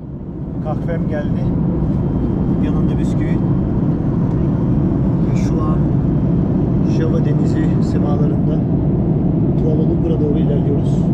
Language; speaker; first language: Turkish; native; Turkish